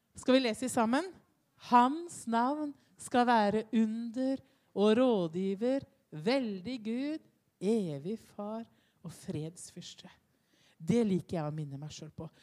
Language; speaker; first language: Norwegian; native; Norwegian